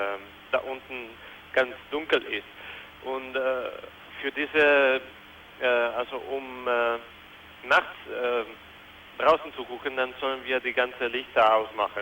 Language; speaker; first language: German; non-native, fluent; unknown